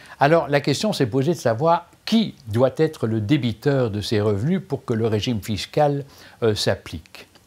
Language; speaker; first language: French; native; French